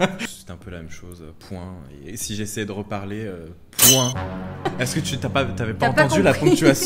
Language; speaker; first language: French; native; French